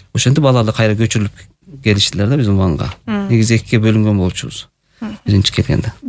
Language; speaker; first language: Kyrgyz; early bilingual, heritage; Kyrgyz